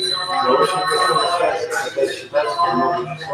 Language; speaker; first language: Russian; non-native, fluent; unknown